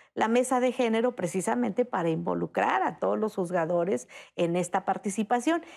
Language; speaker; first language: Spanish; native; Spanish